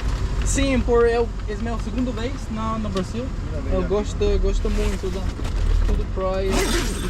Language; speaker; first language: Portuguese; non-native, learner; English